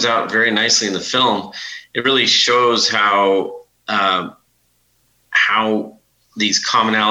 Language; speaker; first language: English; native; English